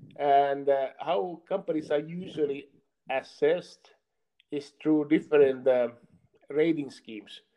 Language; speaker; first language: English; non-native, fluent; Finnish